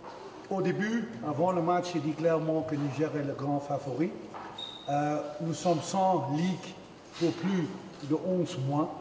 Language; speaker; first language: French; non-native, fluent; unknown